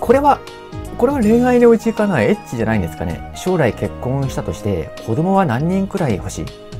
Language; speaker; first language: Japanese; native; Japanese